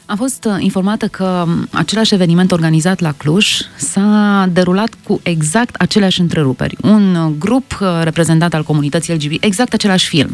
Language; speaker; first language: Romanian; native; Romanian